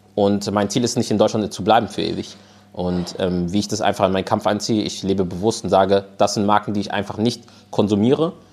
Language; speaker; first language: German; native; German